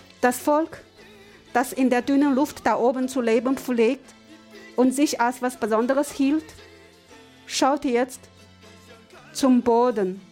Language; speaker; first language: German; non-native, fluent; Chinese